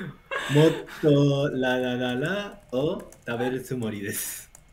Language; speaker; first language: Japanese; non-native, learner; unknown